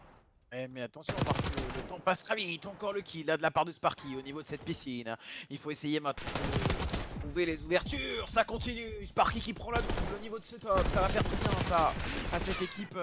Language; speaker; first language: French; native; French